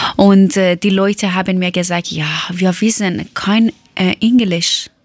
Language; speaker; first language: German; non-native, learner; Persian